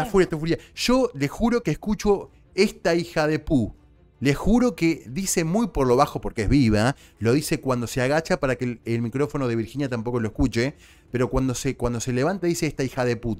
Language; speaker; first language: Spanish; native; Spanish